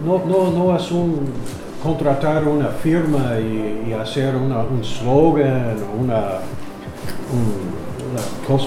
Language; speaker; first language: Spanish; non-native, learner; English